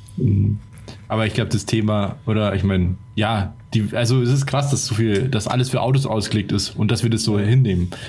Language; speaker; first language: German; early bilingual, other home language; Polish